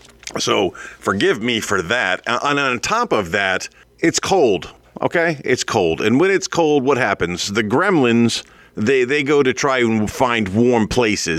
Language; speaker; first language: English; native; English